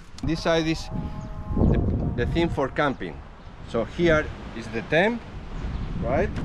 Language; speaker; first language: English; non-native, learner; Spanish